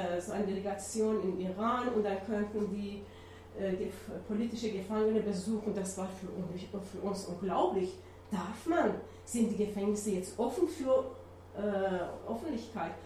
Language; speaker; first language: German; non-native, learner; Persian